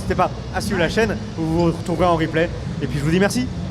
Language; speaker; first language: French; native; French